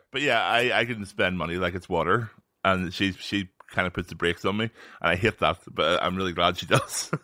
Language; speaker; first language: English; native; English